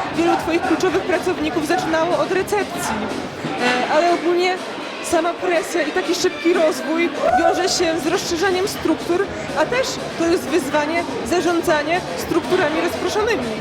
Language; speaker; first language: Polish; native; Polish